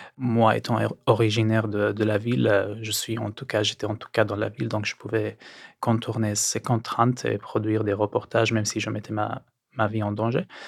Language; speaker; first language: French; non-native, fluent; Arabic